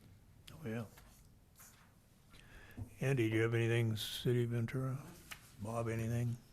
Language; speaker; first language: English; native; English